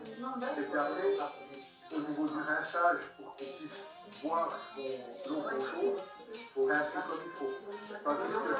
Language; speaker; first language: French; native; French